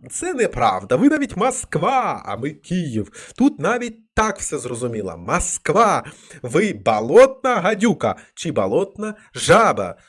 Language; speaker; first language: Ukrainian; non-native, local second language; Russian